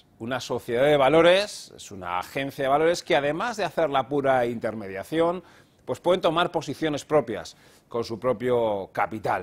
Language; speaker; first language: Spanish; native; Spanish